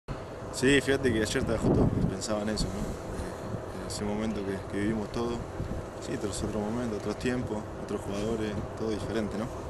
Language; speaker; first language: Spanish; native; Spanish